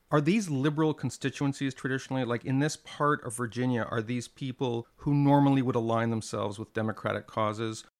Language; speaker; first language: English; native; English